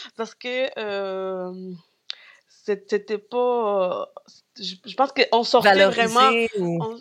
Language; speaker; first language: French; non-native, fluent; Spanish